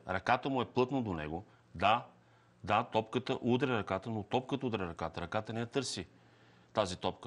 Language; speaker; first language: Bulgarian; native; Bulgarian